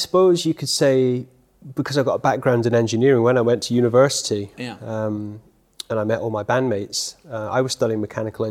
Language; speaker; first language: English; native; English